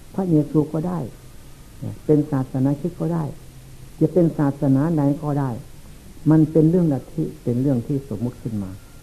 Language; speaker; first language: Thai; non-native, local second language; Lao